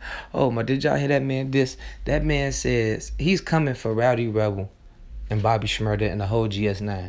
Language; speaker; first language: English; native; English